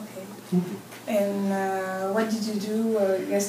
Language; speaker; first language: English; non-native, learner; French